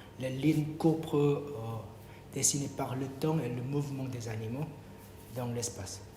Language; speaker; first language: French; non-native, fluent; Korean